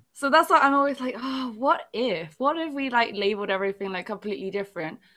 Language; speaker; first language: English; early bilingual, other home language; Cantonese